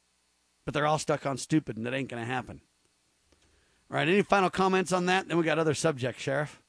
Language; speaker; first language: English; native; English